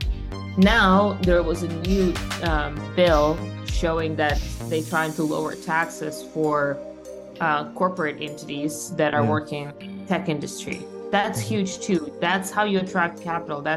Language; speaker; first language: English; non-native, fluent; Russian